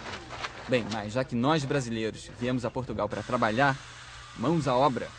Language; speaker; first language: Portuguese; native; Portuguese